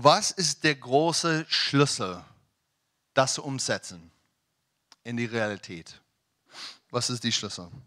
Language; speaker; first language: German; non-native, learner; English